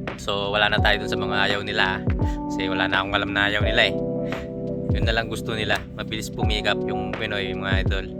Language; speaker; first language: Filipino; non-native, local second language; Pampanga